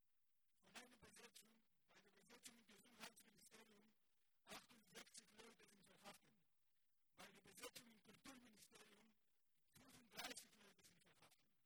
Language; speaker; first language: German; non-native, learner; Greek